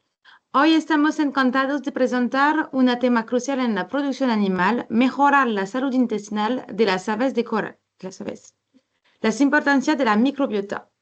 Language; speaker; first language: Spanish; non-native, learner; French